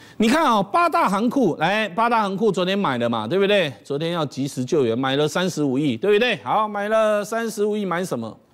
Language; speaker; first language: Chinese; native; Chinese